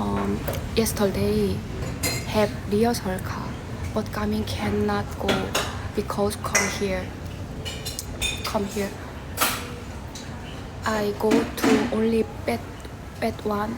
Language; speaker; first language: English; non-native, learner; Korean